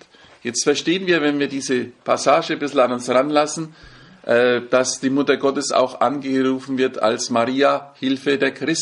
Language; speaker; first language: German; native; German